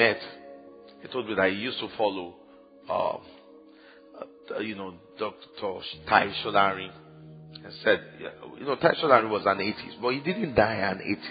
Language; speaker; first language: English; non-native, local second language; Yoruba